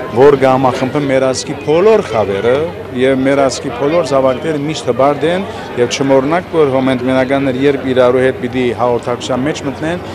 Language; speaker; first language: Armenian; early bilingual, heritage; Armenian